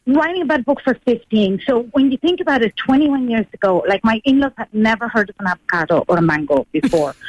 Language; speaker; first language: English; non-native, fluent; Spanish